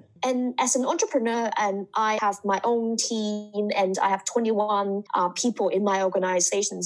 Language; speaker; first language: English; non-native, local second language; Cantonese